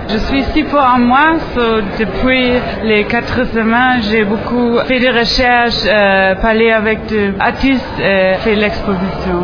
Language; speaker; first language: French; non-native, learner; German